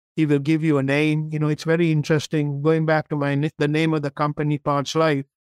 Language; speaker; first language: English; non-native, local second language; Tamil